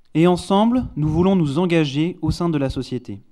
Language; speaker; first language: French; non-native, fluent; Hebrew